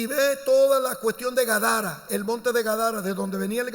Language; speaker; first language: Spanish; native; Spanish